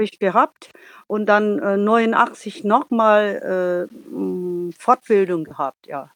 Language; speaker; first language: German; non-native, learner; Vietnamese